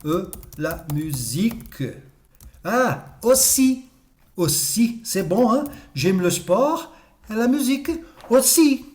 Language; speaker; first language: French; non-native, fluent; Portuguese